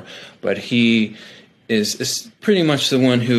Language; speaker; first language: English; native; English